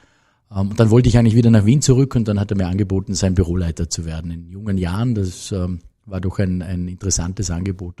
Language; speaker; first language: German; native; German